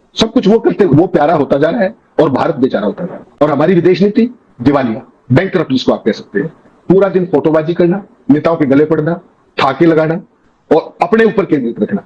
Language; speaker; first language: Hindi; native; Hindi